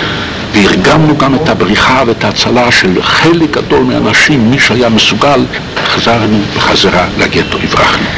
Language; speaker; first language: Hebrew; non-native, fluent; Polish